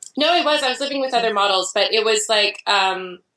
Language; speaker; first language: English; native; English